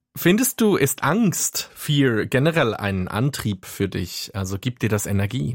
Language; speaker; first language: German; native; German